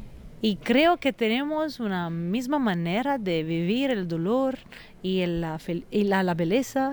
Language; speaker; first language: Spanish; non-native, fluent; Italian